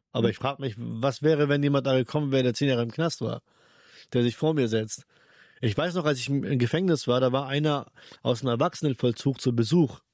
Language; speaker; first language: German; early bilingual, other home language; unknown